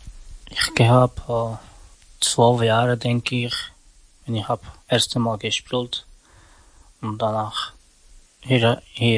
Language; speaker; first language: German; non-native, learner; Slovak